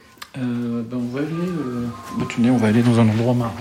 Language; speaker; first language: French; early bilingual, other home language; Arabic